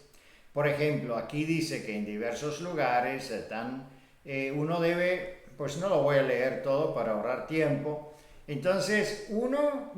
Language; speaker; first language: Spanish; non-native, fluent; Bulgarian